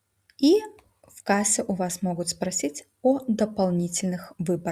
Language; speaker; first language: Russian; non-native, fluent; Lithuanian